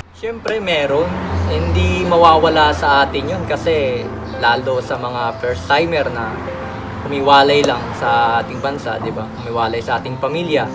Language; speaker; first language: Filipino; native; Filipino